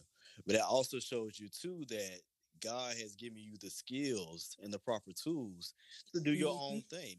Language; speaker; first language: English; native; English